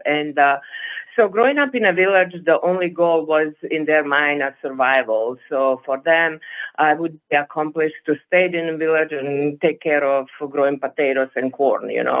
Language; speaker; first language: English; non-native, fluent; Serbian